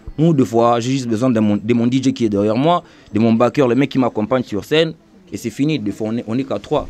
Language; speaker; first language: French; non-native, local second language; Lingala